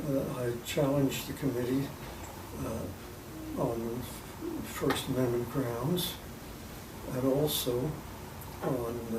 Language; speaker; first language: English; native; English